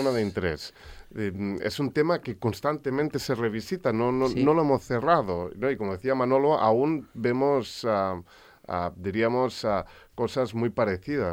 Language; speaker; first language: Spanish; non-native, local second language; Catalan